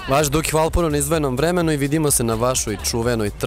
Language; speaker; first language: Serbian; native; Serbian